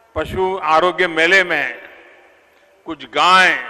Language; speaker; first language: Hindi; non-native, local second language; Gujarati